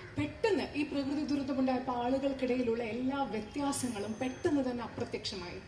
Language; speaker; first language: Malayalam; native; Malayalam